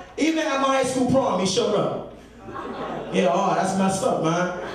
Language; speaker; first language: English; native; English